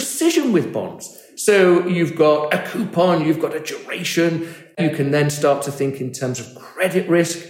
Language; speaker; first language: English; native; English